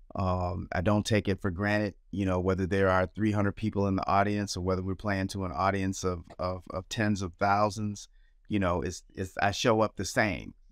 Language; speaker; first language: English; native; English